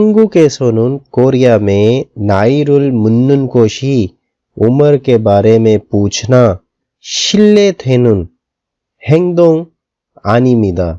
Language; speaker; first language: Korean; non-native, fluent; Urdu